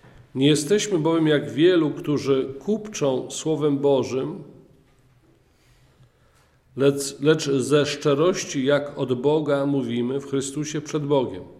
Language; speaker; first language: Polish; native; Polish